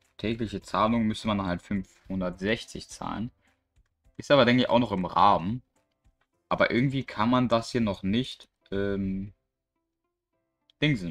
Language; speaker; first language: German; native; German